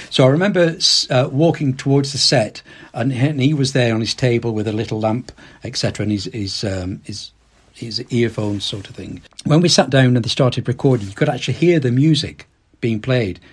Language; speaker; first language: English; native; English